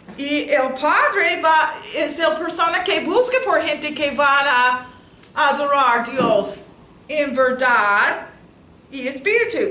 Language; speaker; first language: Spanish; non-native, learner; English